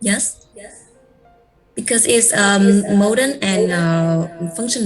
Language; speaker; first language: English; non-native, learner; Vietnamese